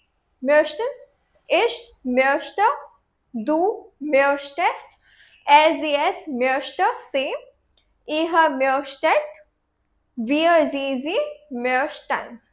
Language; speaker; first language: German; non-native, fluent; Hindi